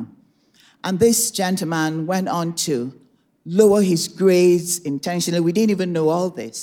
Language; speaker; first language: English; non-native, local second language; Igbo